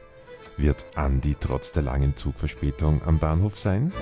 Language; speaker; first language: German; native; German